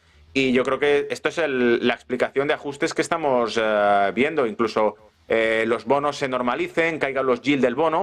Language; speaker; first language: Spanish; native; Spanish